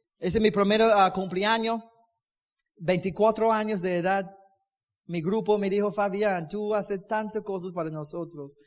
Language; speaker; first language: Spanish; non-native, learner; English